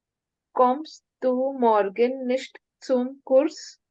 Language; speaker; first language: German; non-native, learner; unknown